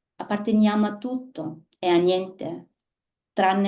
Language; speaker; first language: Italian; early bilingual, heritage; Italian